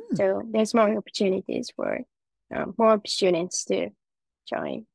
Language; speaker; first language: English; non-native, fluent; Japanese